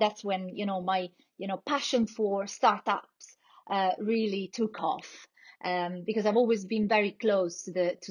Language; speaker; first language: English; non-native, fluent; Italian